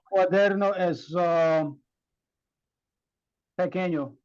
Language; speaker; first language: Spanish; non-native, learner; English